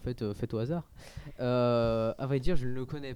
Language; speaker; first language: French; native; French